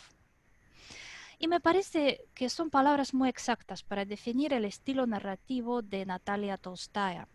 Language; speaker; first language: Spanish; non-native, fluent; Russian